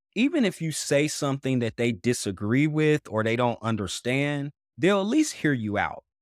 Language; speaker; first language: English; native; English